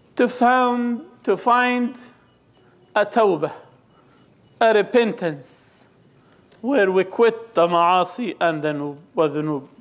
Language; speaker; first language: English; non-native, fluent; Arabic